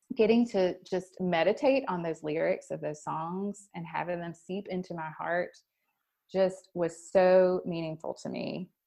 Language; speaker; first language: English; native; English